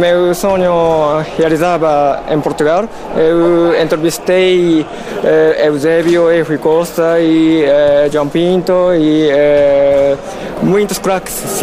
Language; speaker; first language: Portuguese; non-native, learner; Japanese